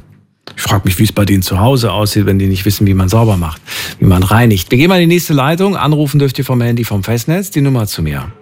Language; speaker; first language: German; native; German